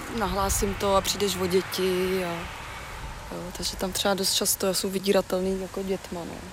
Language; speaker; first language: Czech; native; Czech